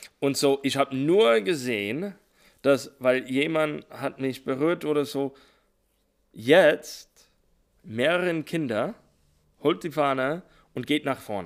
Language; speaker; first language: German; non-native, learner; English